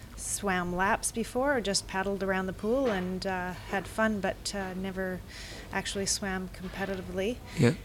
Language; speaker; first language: English; native; English